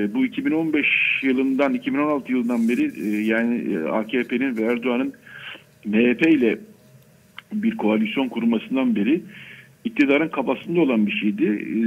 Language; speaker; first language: Turkish; native; Turkish